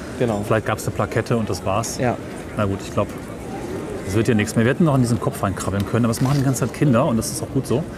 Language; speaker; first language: German; native; German